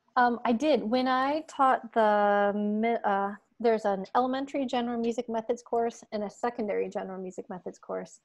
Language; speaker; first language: English; native; English